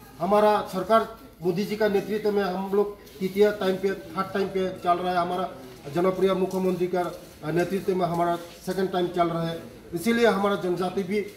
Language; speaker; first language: Hindi; non-native, local second language; Kok Borok